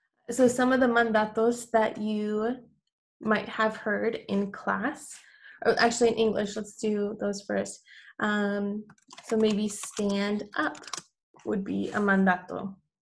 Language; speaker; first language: English; native; English